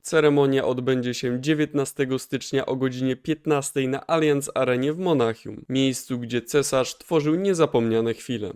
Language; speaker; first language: Polish; native; Polish